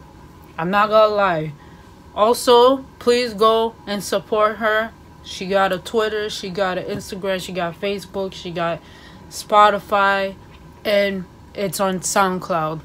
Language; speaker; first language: English; native; English